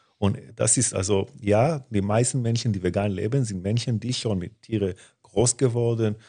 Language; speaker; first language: German; non-native, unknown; Hebrew